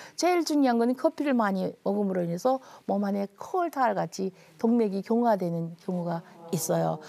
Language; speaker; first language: Korean; native; Korean